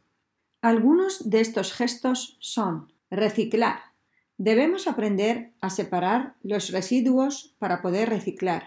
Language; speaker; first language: Spanish; native; Spanish